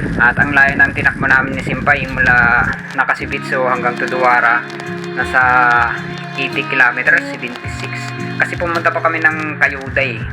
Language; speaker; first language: Filipino; native; Filipino